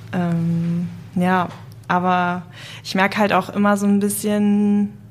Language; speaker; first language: German; native; German